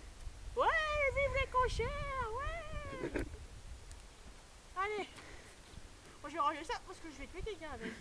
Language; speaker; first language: French; native; French